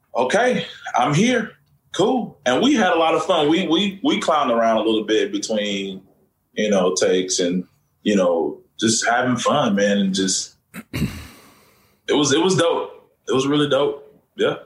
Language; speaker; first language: English; native; English